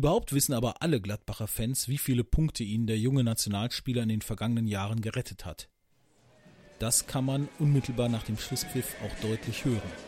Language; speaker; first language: German; native; German